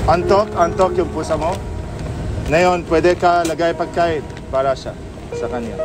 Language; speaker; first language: Filipino; non-native, learner; Arabic